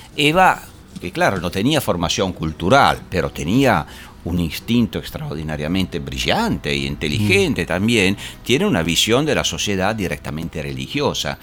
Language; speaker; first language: Spanish; non-native, fluent; Italian